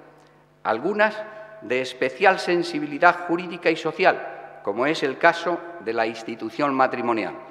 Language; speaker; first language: Spanish; native; Spanish